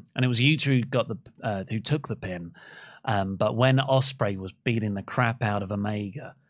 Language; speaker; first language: English; native; English